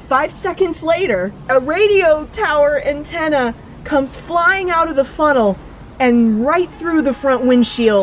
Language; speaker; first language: English; native; English